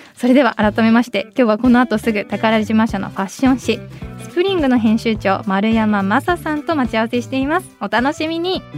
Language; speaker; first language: Japanese; native; Japanese